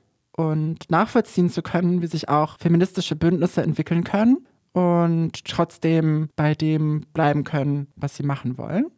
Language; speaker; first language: German; native; German